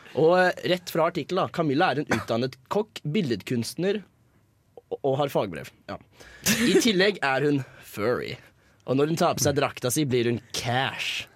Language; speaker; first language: Norwegian; native; Norwegian